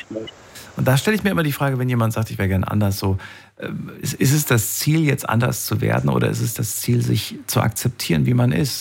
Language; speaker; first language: German; native; German